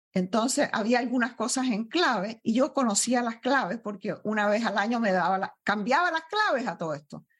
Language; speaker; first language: Spanish; native; Spanish